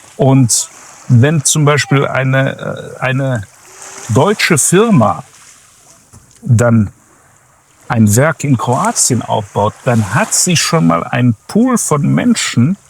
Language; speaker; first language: German; early bilingual, other home language; Croatian